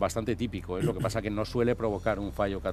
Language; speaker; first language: Spanish; native; Spanish